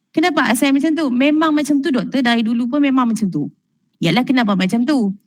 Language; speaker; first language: Malay; native; Malay